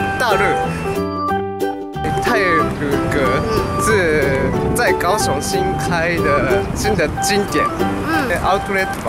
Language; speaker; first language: Chinese; non-native, fluent; Japanese